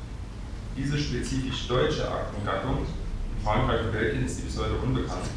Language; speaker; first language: German; native; German